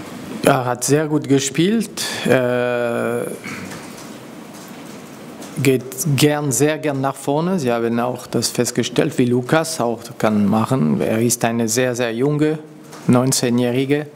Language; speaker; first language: German; non-native, local second language; French